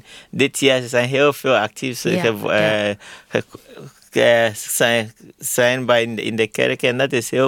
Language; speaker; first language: Dutch; non-native, learner; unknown